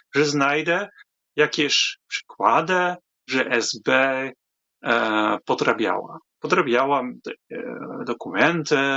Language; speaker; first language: Polish; non-native, fluent; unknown